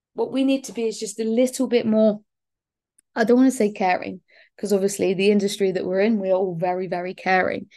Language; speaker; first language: English; native; English